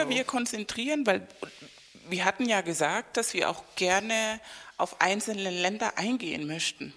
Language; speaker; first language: German; non-native, fluent; Spanish